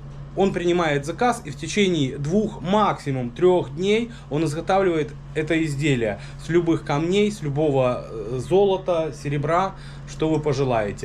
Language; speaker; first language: Russian; native; Russian